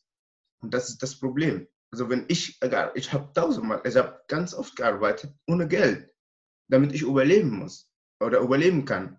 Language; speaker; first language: German; non-native, learner; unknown